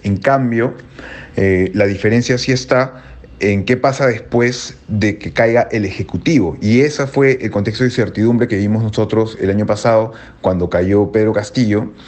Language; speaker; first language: Spanish; native; Spanish